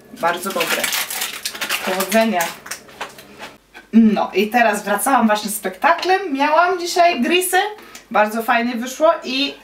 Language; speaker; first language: Polish; non-native, learner; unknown